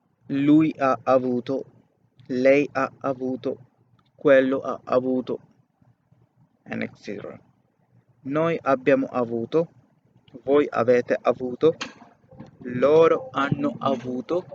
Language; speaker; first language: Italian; non-native, fluent; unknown